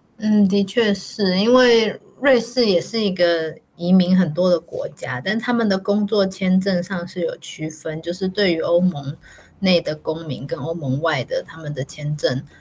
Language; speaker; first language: Chinese; native; Chinese